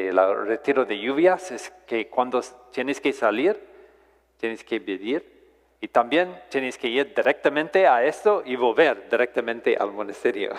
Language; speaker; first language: Spanish; non-native, fluent; English